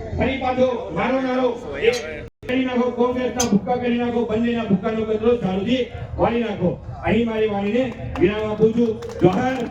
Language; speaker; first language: Gujarati; non-native, local second language; Bhili